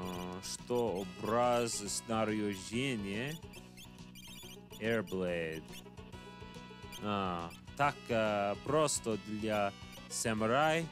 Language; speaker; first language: Russian; non-native, learner; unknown